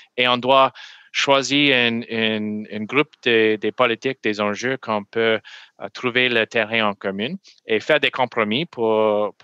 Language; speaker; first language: French; non-native, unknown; English